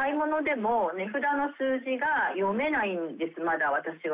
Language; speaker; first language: Japanese; native; Japanese